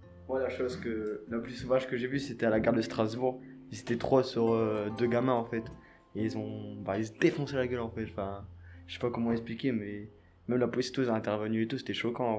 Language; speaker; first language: French; native; French